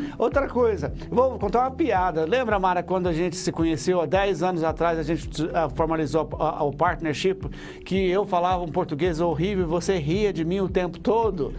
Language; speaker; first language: Portuguese; early bilingual, heritage; Portuguese